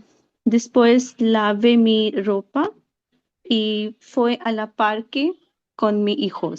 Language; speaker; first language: Spanish; non-native, learner; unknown